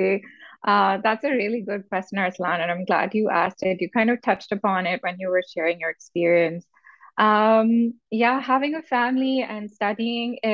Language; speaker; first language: English; non-native, local second language; Urdu